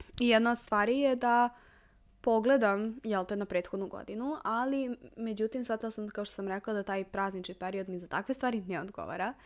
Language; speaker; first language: Serbian; native; Serbian